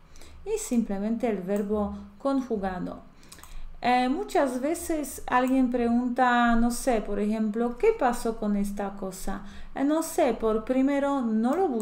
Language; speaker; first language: Spanish; non-native, fluent; Polish